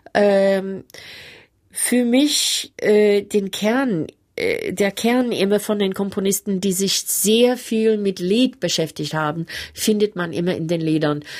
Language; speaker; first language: German; non-native, fluent; English